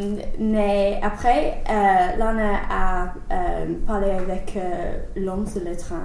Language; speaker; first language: French; non-native, learner; English